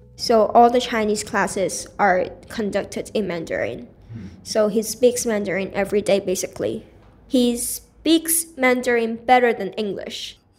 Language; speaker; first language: English; non-native, local second language; Cantonese